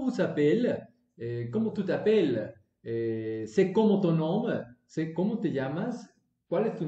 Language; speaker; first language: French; non-native, learner; Spanish